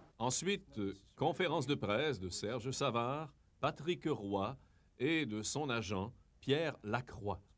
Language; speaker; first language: French; native; French